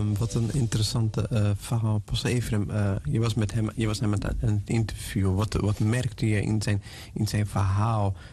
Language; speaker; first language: Dutch; non-native, fluent; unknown